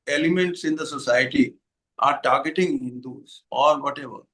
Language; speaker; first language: English; non-native, local second language; Punjabi